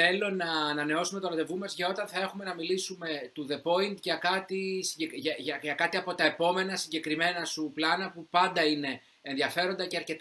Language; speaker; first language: Greek; native; Greek